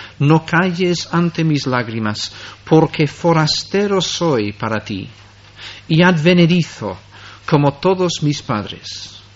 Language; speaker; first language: Spanish; non-native, fluent; English